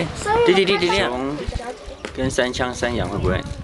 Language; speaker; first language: Chinese; native; Chinese